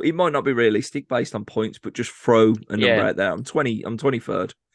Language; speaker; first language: English; native; English